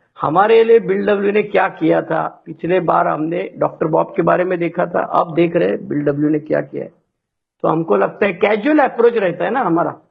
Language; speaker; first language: Hindi; non-native, local second language; Marathi